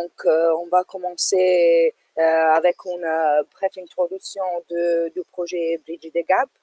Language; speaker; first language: French; non-native, fluent; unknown